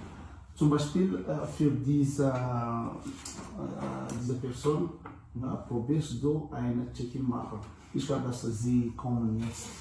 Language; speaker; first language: German; non-native, learner; Malagasy